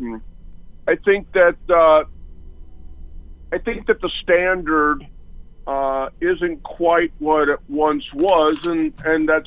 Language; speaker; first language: English; native; English